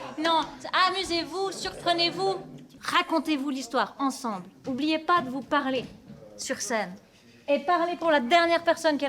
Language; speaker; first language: French; native; French